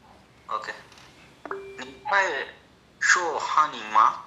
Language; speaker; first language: Chinese; non-native, learner; Amharic